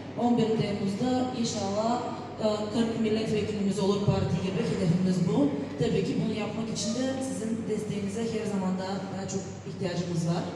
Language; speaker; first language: Turkish; native; Turkish